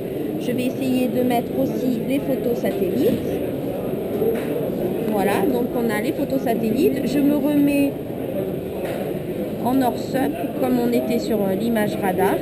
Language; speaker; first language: French; native; French